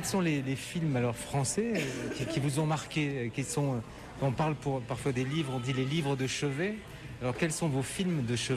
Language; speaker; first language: French; native; French